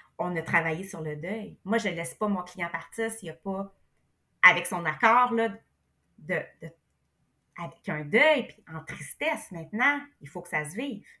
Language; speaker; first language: French; native; French